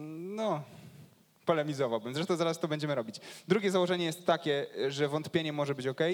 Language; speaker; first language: Polish; native; Polish